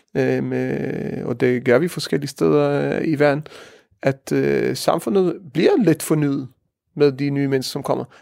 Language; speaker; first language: Danish; early bilingual, heritage; Danish